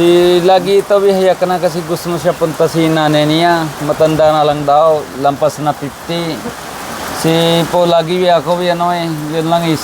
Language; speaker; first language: Filipino; non-native, learner; Punjabi